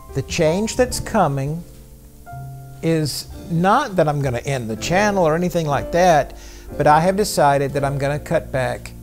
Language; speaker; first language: English; native; English